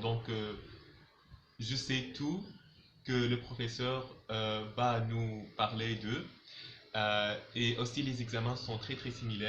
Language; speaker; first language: French; non-native, local second language; Arabic